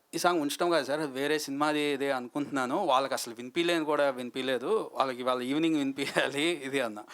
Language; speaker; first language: Telugu; native; Telugu